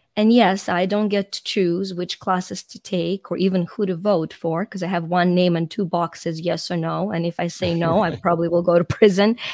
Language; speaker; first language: English; non-native, fluent; Ukrainian